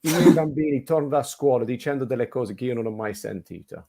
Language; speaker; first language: Italian; non-native, fluent; English